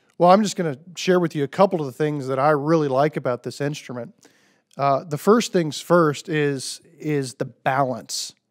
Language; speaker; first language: English; native; English